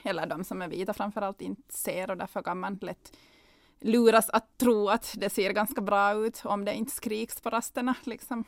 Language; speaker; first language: Swedish; native; Swedish